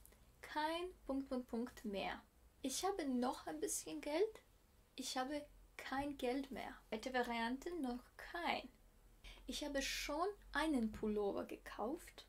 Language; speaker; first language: German; non-native, fluent; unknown